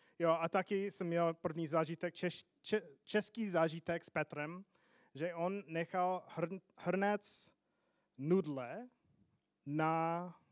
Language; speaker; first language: Czech; non-native, fluent; English